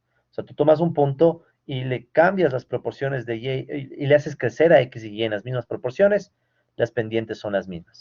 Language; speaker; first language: Spanish; native; Spanish